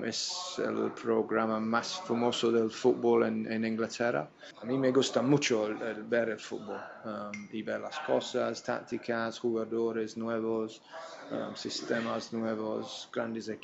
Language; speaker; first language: Spanish; non-native, fluent; English